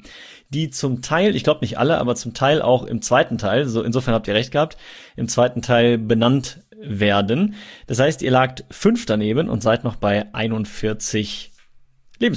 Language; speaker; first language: German; native; German